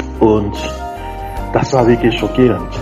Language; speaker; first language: German; non-native, learner; French